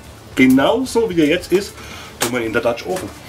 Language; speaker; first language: German; native; German